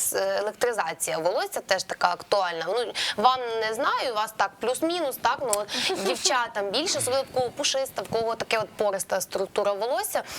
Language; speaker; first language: Ukrainian; native; Ukrainian